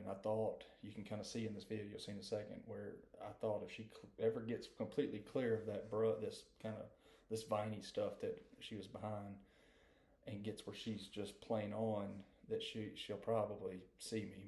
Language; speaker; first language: English; native; English